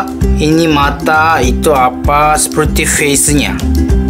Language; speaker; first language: Indonesian; non-native, learner; Japanese